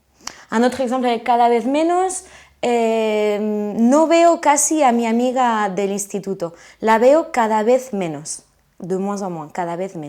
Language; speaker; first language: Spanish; non-native, fluent; French